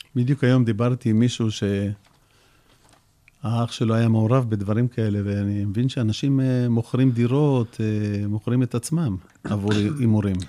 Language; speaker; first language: Hebrew; native; Hebrew